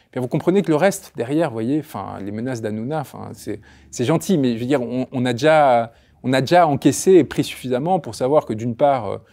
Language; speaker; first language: French; early bilingual, other home language; Spanish